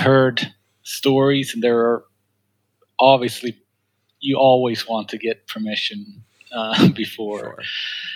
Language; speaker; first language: English; non-native, fluent; Swedish